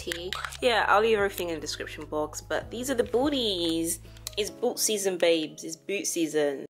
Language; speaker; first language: English; native; English